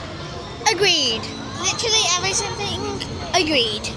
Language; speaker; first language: English; native; English